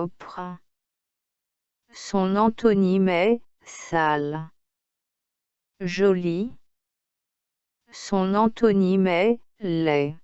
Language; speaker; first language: French; non-native, local second language; Arabic